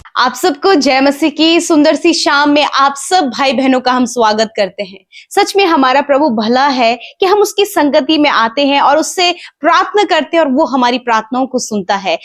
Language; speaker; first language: Hindi; native; Hindi